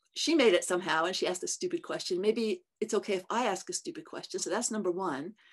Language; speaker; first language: English; native; English